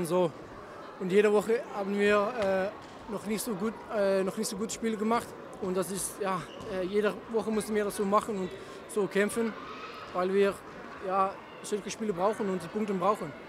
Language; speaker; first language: German; non-native, learner; Dutch